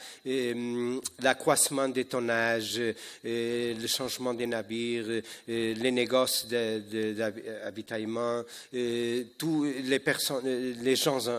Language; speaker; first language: French; non-native, fluent; Portuguese